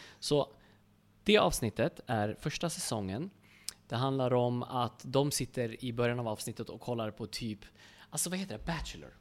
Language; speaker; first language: Swedish; early bilingual, other home language; Kurdish